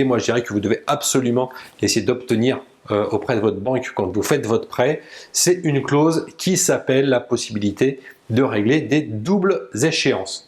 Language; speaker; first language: French; native; French